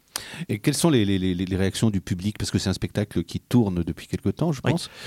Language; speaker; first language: French; native; French